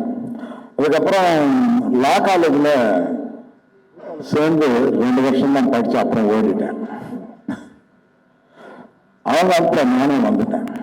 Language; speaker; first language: Tamil; non-native, local second language; Telugu